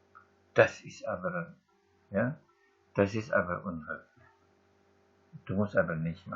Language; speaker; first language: German; non-native, fluent; Indonesian